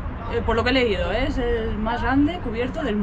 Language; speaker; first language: Spanish; native; Spanish